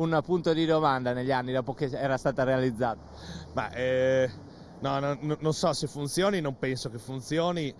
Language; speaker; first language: Italian; native; Italian